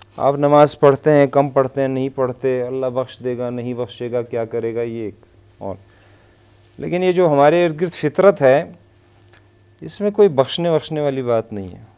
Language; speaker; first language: Urdu; non-native, local second language; Persian